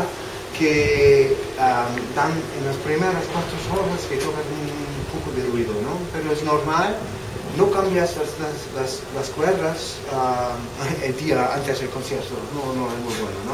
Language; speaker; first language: Spanish; non-native, fluent; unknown